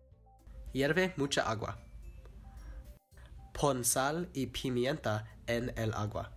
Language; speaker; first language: Spanish; non-native, learner; English